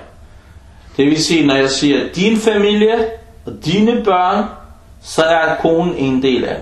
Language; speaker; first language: Danish; early bilingual, other home language; Arabic